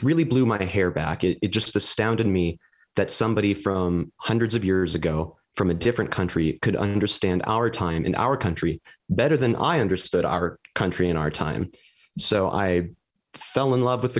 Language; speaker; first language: English; native; English